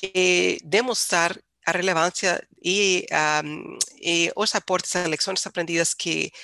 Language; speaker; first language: Portuguese; non-native, fluent; English